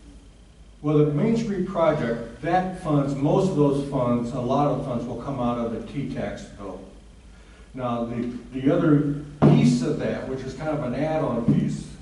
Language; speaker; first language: English; native; English